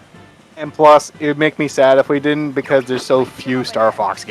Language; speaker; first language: English; native; English